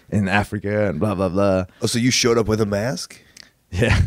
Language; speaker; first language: English; native; English